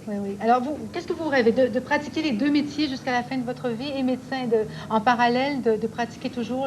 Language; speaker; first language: French; native; French